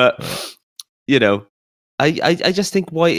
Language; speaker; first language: English; native; English